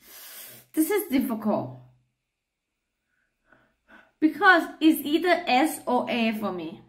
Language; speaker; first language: English; non-native, learner; Thai